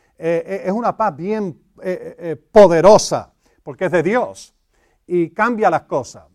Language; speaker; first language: Spanish; early bilingual, heritage; Spanish